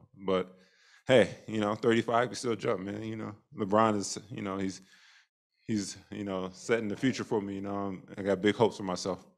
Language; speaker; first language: English; native; English